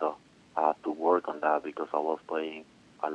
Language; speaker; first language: English; non-native, learner; Spanish